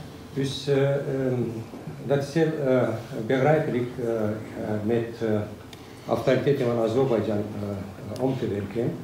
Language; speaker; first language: Dutch; non-native, learner; Azerbaijani